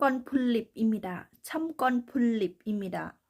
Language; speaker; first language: Korean; non-native, learner; Thai